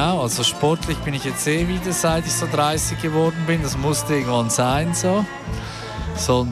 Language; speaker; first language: German; native; German